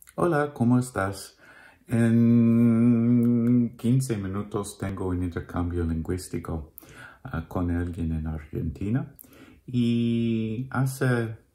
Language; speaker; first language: Spanish; non-native, learner; English